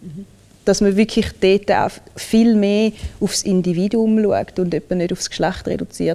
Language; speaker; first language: German; early bilingual, other home language; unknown